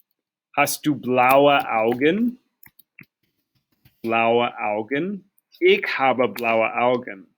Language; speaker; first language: German; non-native, fluent; English